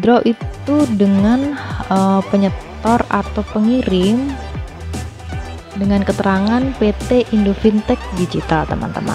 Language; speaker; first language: Indonesian; native; Indonesian